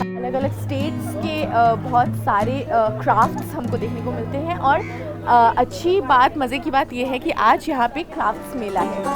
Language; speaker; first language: Hindi; non-native, local second language; Bangla